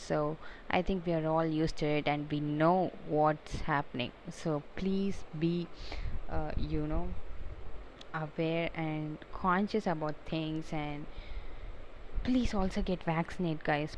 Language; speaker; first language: English; non-native, local second language; Tamil